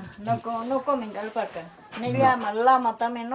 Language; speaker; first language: Spanish; non-native, local second language; Quechua